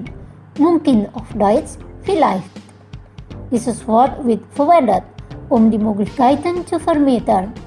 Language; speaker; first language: German; non-native, fluent; Indonesian